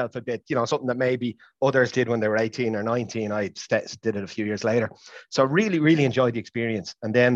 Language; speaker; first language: English; native; English